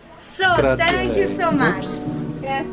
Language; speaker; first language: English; non-native, learner; Italian